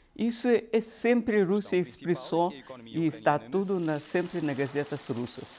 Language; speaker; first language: Portuguese; non-native, fluent; Russian